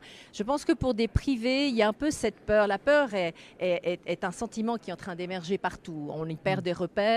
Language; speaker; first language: French; native; French